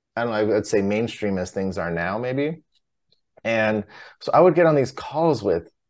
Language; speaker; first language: English; native; English